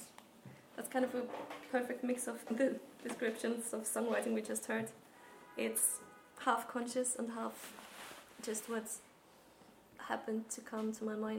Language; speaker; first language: English; non-native, fluent; German